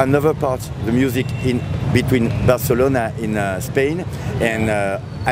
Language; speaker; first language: English; non-native, fluent; French